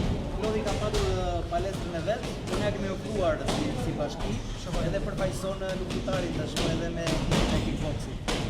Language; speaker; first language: Albanian; native; Albanian